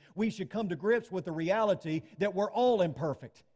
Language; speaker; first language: English; native; English